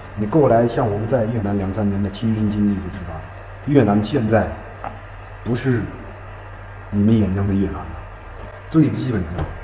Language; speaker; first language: Chinese; native; Chinese